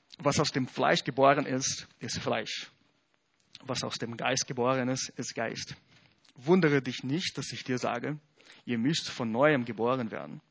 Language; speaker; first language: German; non-native, fluent; Portuguese